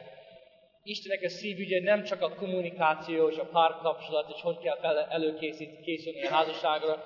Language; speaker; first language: Hungarian; non-native, fluent; English